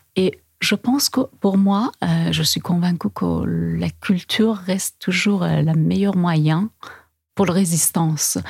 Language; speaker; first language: French; non-native, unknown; Persian